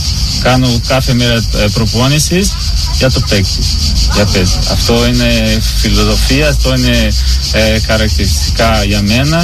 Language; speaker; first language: Greek; non-native, learner; Portuguese